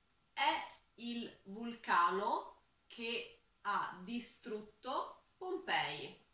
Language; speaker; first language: Italian; non-native, learner; French